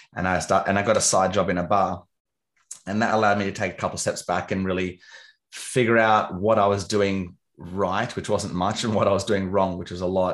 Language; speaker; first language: English; native; English